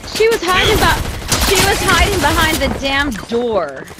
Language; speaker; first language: English; native; English